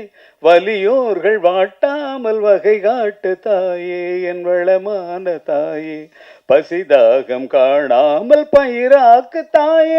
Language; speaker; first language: Tamil; native; Tamil